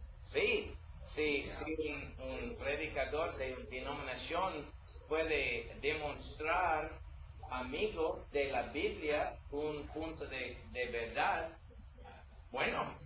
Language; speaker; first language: Spanish; non-native, learner; English